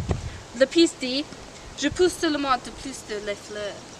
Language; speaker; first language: French; non-native, learner; English